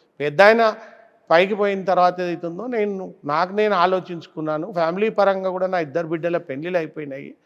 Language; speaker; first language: Telugu; native; Telugu